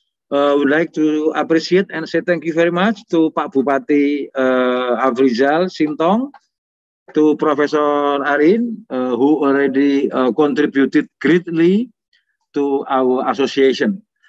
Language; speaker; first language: English; non-native, fluent; Indonesian